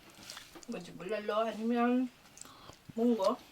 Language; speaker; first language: Korean; non-native, fluent; Filipino